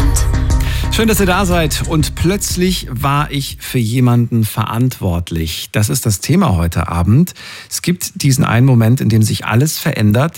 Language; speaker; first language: German; native; German